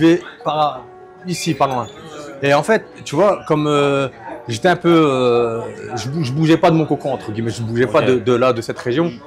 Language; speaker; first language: French; native; French